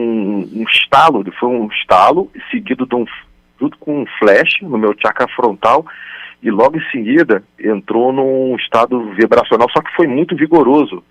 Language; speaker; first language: Portuguese; native; Portuguese